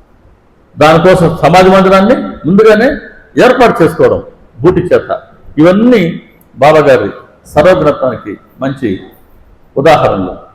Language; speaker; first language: Telugu; native; Telugu